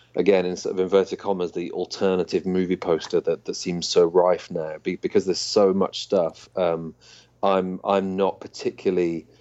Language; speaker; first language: English; native; English